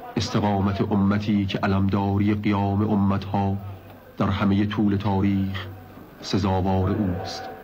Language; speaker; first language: Persian; native; Persian